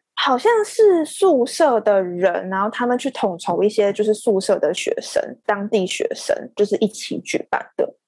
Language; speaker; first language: Chinese; native; Chinese